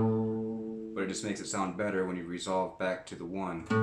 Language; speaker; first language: English; native; English